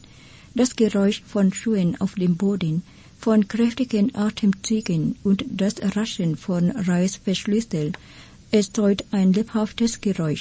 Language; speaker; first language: German; non-native, fluent; Vietnamese